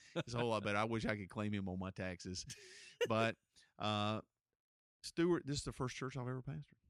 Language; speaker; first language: English; native; English